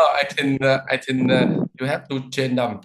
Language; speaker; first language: English; non-native, learner; Vietnamese